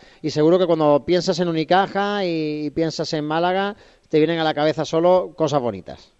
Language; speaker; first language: Spanish; native; Spanish